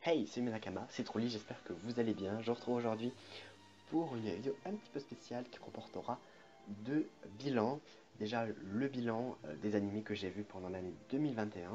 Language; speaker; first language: French; native; French